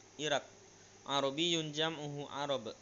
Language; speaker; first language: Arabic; non-native, learner; Indonesian